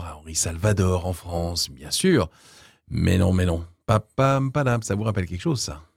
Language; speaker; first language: French; native; French